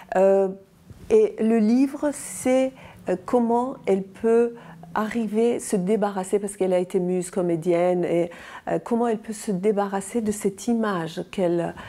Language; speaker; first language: French; non-native, fluent; Persian